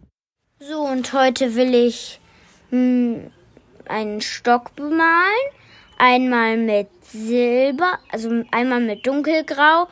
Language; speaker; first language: German; native; German